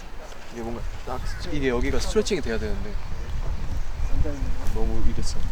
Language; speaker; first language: Korean; native; Korean